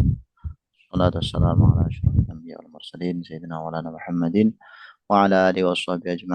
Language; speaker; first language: Arabic; non-native, fluent; Indonesian